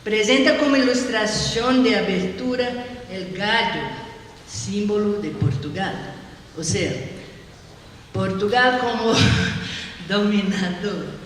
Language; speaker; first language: Spanish; non-native, learner; Portuguese